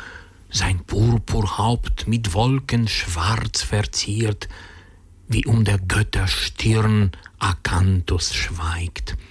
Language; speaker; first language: German; native; German